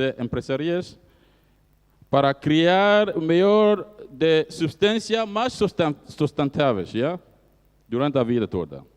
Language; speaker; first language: Portuguese; non-native, fluent; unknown